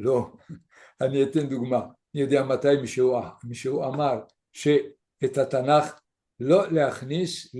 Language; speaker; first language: Hebrew; non-native, fluent; French